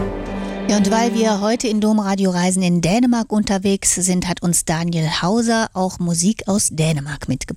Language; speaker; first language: German; native; German